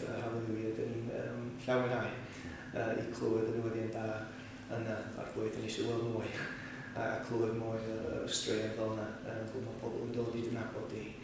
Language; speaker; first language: Welsh; native; Welsh